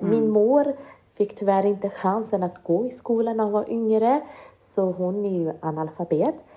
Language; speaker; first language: Swedish; early bilingual, other home language; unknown